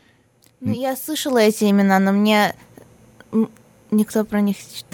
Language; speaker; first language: Russian; early bilingual, heritage; Russian